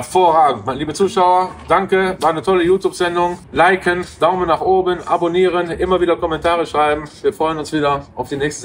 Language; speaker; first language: German; native; German